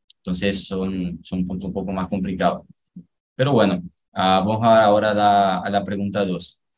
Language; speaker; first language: Spanish; non-native, fluent; Portuguese